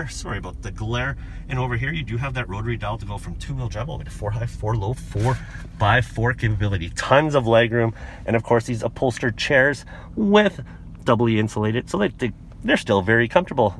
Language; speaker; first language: English; native; English